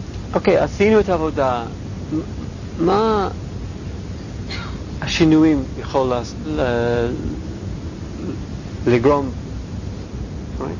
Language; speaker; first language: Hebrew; non-native, fluent; English